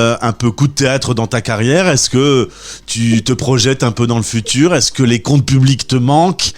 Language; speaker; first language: French; native; French